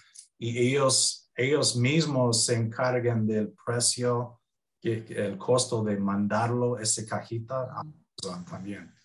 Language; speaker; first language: Spanish; non-native, fluent; English